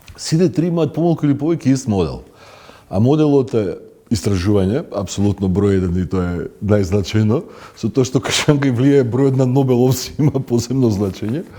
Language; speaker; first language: Macedonian; native; Macedonian